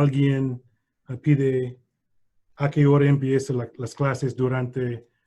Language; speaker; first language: Spanish; non-native, learner; English